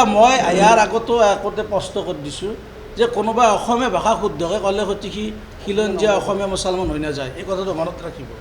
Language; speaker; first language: Assamese; native; Assamese